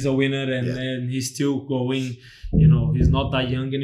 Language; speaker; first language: English; non-native, fluent; Portuguese